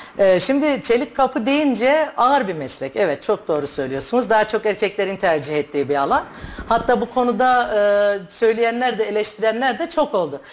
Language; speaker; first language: Turkish; native; Turkish